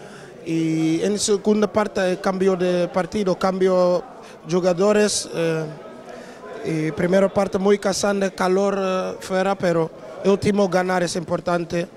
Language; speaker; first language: Spanish; non-native, learner; Dutch